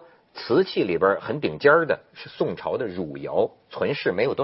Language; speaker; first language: Chinese; native; Chinese